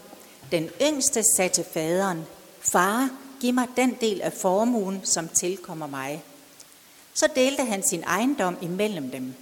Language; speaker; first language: Danish; native; Danish